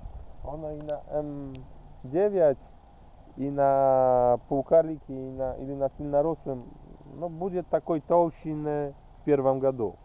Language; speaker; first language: Russian; non-native, fluent; Polish